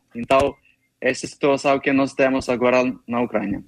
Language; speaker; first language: Portuguese; non-native, learner; Ukrainian